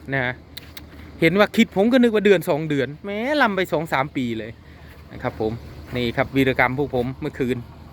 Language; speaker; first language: Thai; native; Thai